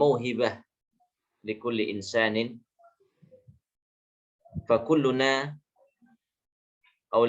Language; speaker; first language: Arabic; non-native, fluent; Indonesian